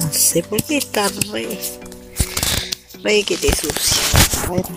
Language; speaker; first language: Spanish; native; Spanish